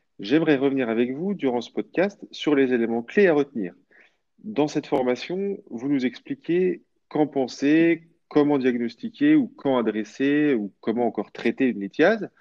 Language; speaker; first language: French; native; French